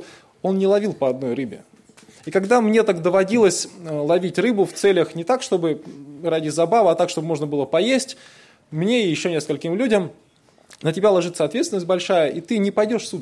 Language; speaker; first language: Russian; native; Russian